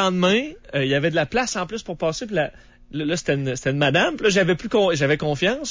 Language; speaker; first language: French; native; French